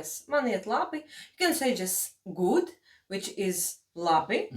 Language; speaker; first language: English; non-native, fluent; Latvian